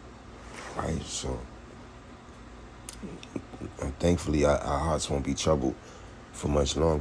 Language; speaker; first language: English; native; English